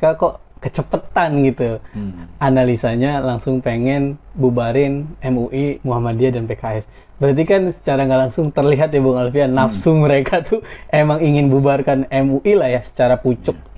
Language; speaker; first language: Indonesian; native; Indonesian